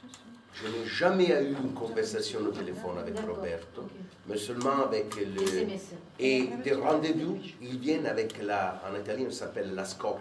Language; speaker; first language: French; non-native, fluent; Italian